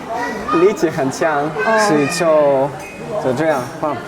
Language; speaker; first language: Chinese; non-native, learner; Russian